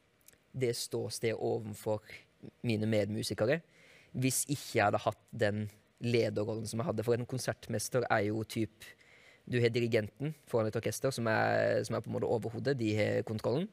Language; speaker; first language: Norwegian; native; Norwegian